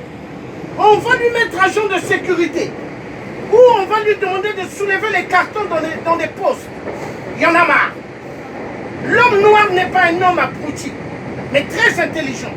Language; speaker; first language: French; native; French